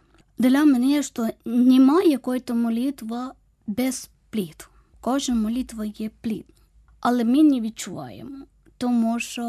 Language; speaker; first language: Ukrainian; non-native, learner; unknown